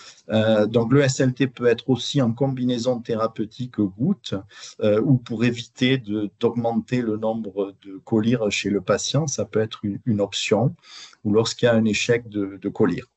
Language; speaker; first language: French; native; French